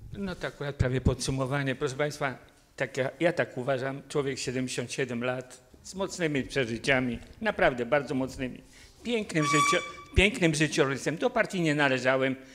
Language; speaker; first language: Polish; native; Polish